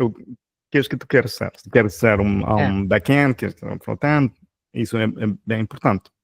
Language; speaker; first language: Portuguese; non-native, fluent; Spanish